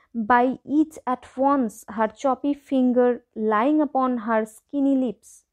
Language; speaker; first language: English; non-native, local second language; Bangla